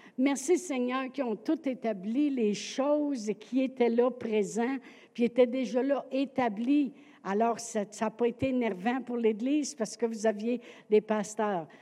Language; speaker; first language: French; native; French